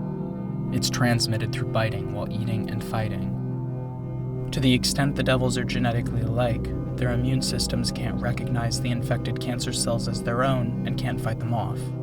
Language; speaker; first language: English; native; English